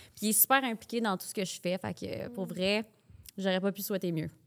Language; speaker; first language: French; native; French